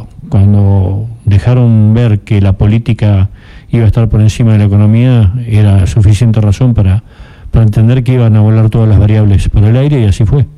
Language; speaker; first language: Spanish; native; Spanish